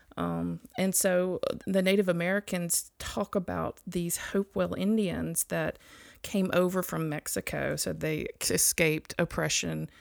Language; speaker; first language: English; native; English